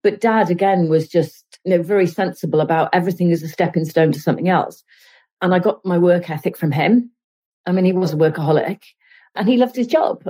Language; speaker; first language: English; native; English